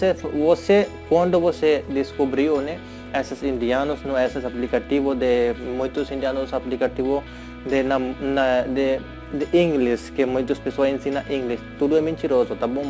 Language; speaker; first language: Portuguese; non-native, learner; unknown